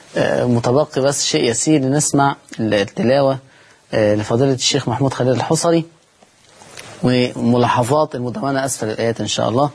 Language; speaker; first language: Arabic; native; Arabic